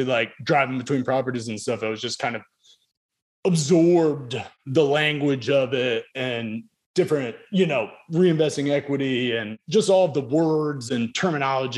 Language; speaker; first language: English; native; English